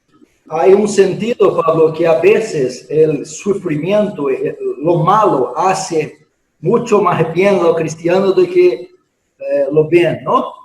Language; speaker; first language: Spanish; non-native, fluent; Portuguese